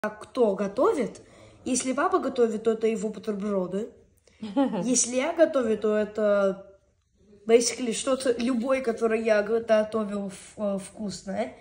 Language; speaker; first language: Russian; early bilingual, heritage; Russian